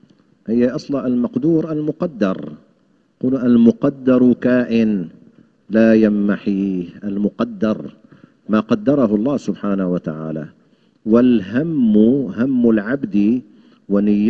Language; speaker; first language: Arabic; native; Arabic